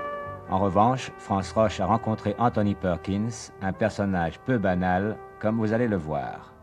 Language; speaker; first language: French; native; French